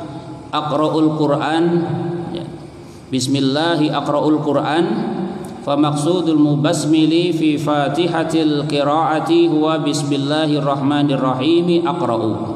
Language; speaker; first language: Arabic; non-native, fluent; Indonesian